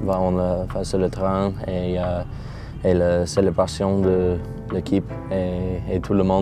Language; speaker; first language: French; non-native, learner; English